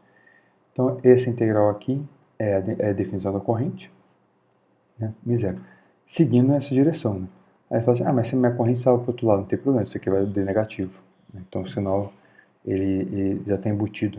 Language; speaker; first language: Portuguese; native; Portuguese